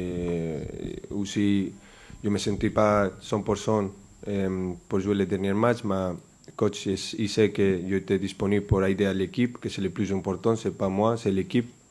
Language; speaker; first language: French; non-native, fluent; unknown